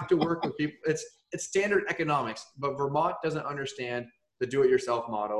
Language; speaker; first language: English; native; English